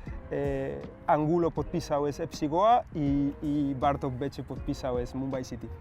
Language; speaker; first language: Polish; non-native, learner; Spanish